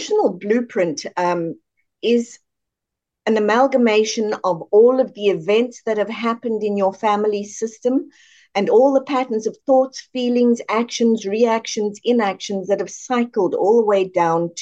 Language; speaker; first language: English; native; English